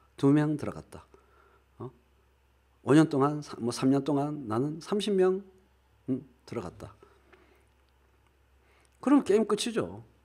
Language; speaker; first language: Korean; native; Korean